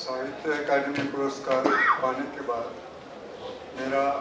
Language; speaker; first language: Hindi; non-native, local second language; Odia